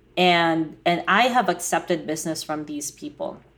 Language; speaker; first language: English; non-native, local second language; Filipino